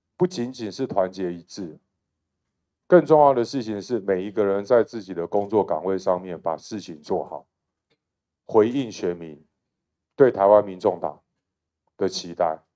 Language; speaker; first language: Chinese; native; Chinese